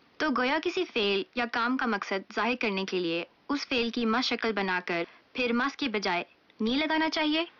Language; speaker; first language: Urdu; native; Urdu